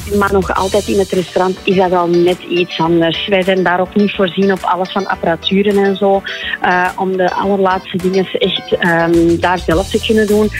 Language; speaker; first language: Dutch; native; Dutch